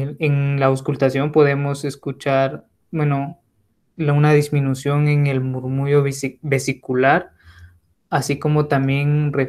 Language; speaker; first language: Spanish; native; Spanish